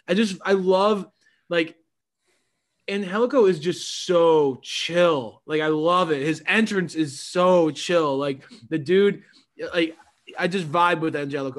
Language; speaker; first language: English; native; English